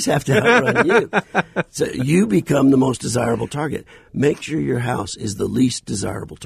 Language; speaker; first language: English; native; English